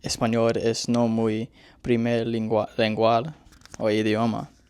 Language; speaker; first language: Spanish; non-native, learner; English